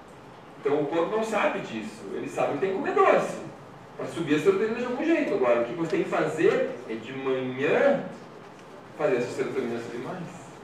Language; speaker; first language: Portuguese; native; Portuguese